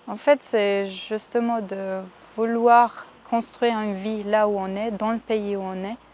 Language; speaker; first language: French; non-native, fluent; Arabic